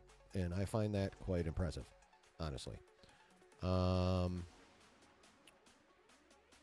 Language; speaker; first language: English; native; English